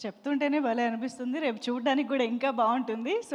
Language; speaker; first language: Telugu; native; Telugu